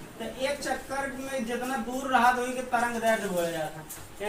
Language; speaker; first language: Hindi; native; Hindi